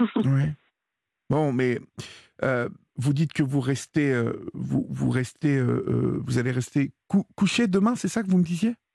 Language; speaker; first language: French; native; French